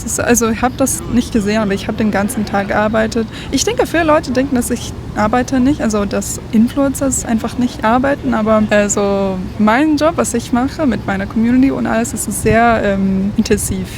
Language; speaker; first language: German; non-native, fluent; English